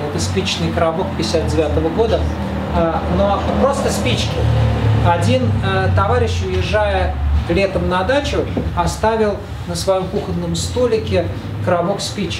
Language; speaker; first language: Russian; native; Russian